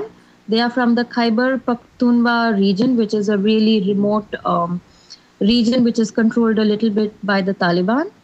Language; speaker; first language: English; non-native, local second language; Hindi